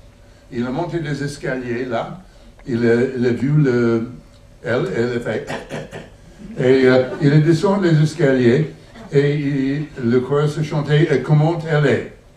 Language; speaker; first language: French; non-native, learner; English